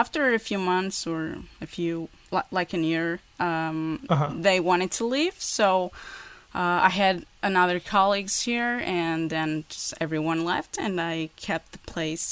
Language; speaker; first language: English; non-native, fluent; Portuguese